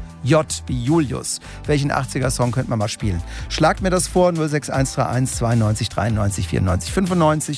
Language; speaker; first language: German; native; German